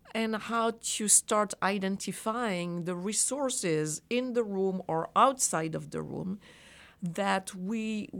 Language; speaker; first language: English; non-native, fluent; French